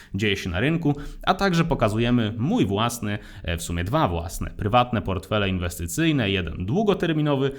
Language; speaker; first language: Polish; native; Polish